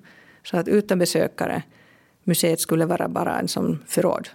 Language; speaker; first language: Swedish; non-native, local second language; Finnish